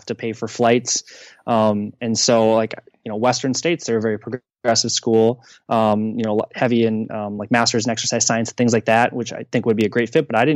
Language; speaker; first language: English; native; English